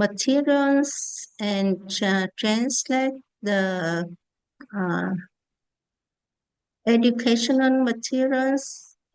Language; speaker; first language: English; non-native, learner; Vietnamese